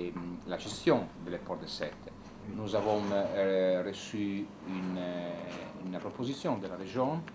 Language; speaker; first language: French; non-native, learner; Italian